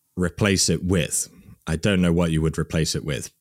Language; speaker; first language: English; native; English